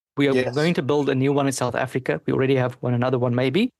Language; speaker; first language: English; non-native, local second language; Afrikaans